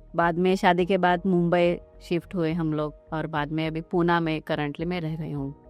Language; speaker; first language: Hindi; non-native, local second language; Marathi